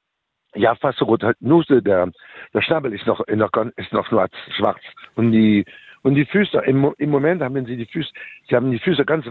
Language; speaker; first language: German; non-native, learner; French